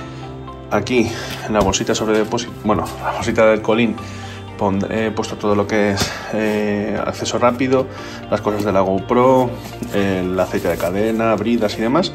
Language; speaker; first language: Spanish; native; Spanish